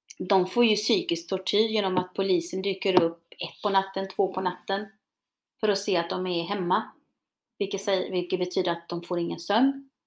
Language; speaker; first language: Swedish; early bilingual, other home language; Spanish